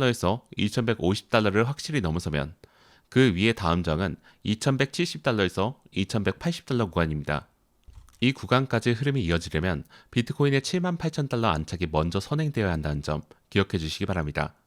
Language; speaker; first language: Korean; native; Korean